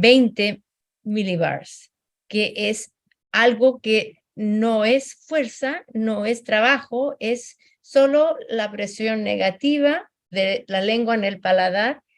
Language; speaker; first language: Spanish; early bilingual, heritage; Spanish